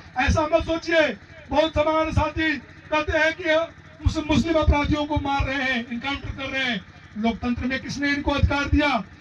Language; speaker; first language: Hindi; native; Hindi